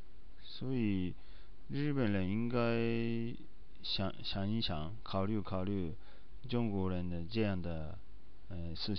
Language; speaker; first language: Chinese; non-native, learner; Japanese